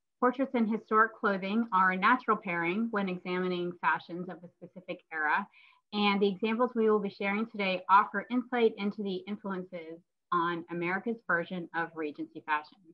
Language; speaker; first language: English; native; English